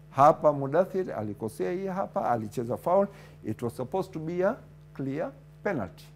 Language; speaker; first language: English; non-native, local second language; Swahili